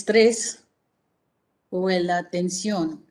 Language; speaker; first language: Spanish; non-native, fluent; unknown